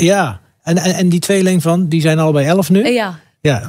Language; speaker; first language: Dutch; native; Dutch